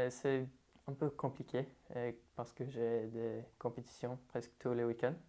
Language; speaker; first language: French; non-native, learner; Swedish